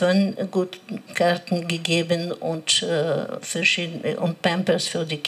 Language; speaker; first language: German; non-native, learner; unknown